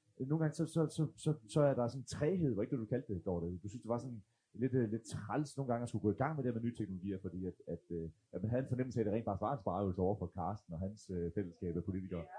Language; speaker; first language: Danish; native; Danish